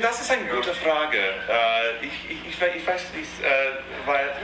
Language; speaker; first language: German; non-native, fluent; English